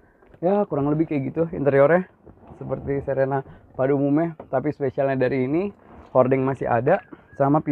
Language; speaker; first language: Indonesian; native; Indonesian